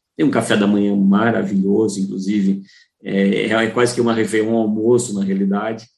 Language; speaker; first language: Portuguese; native; Portuguese